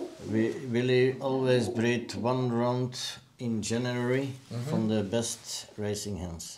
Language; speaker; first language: English; non-native, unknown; Dutch